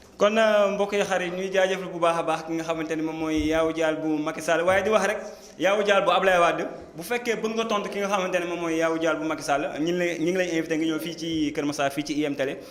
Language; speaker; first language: Wolof; native; Wolof